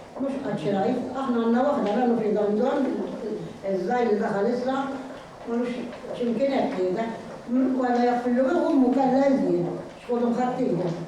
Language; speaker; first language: Maltese; native; Maltese